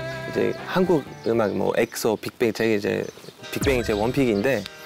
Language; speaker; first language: Korean; non-native, fluent; Uzbek